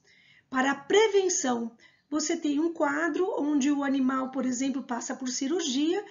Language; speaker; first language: Portuguese; native; Portuguese